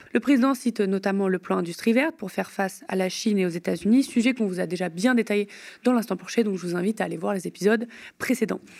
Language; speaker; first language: French; native; French